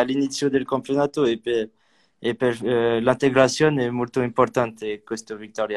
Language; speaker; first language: Italian; non-native, learner; French